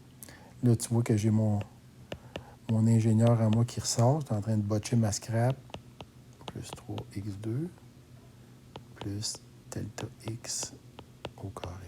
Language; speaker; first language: French; native; French